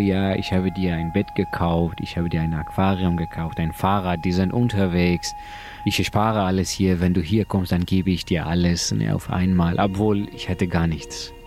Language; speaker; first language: German; non-native, learner; Persian